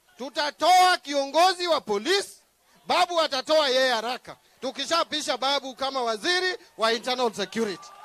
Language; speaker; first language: Swahili; non-native, local second language; Luo (Kenya and Tanzania)